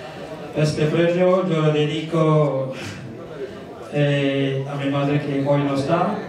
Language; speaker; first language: Spanish; non-native, fluent; French